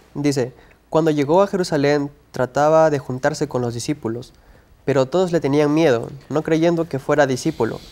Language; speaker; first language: Spanish; native; Spanish